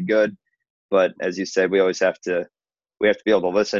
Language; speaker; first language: English; native; English